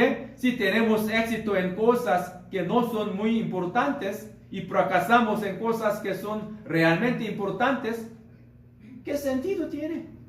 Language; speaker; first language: Spanish; non-native, learner; Korean